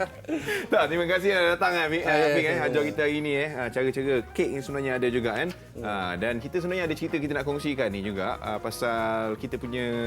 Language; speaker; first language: Malay; native; Malay